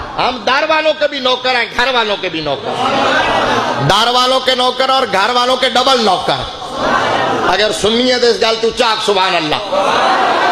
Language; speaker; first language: Urdu; non-native, local second language; Punjabi